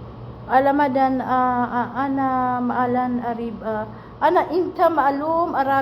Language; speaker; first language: Arabic; non-native, learner; Filipino